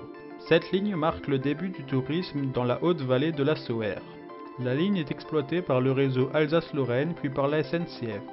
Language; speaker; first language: French; native; French